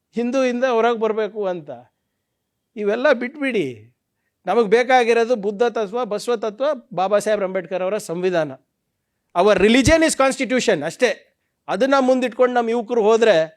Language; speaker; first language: Kannada; non-native, local second language; Lambadi